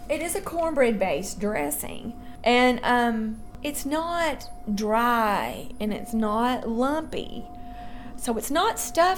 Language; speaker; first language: English; native; English